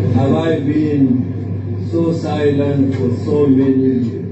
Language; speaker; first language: English; non-native, local second language; Fula